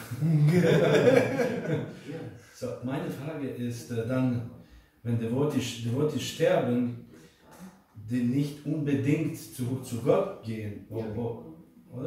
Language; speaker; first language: German; non-native, learner; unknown